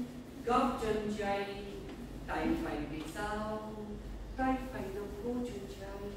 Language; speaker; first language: Vietnamese; non-native, learner; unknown